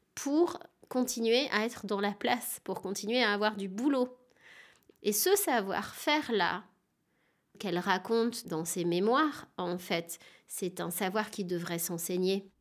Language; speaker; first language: French; native; French